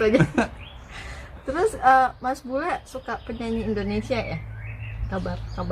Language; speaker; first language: Indonesian; non-native, local second language; Minangkabau